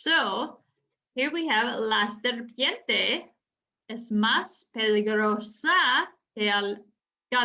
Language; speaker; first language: Spanish; non-native, fluent; English